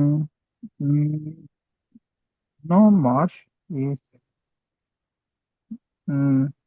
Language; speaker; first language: English; non-native, learner; Spanish